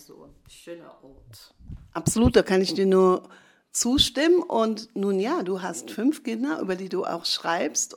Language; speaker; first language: German; native; German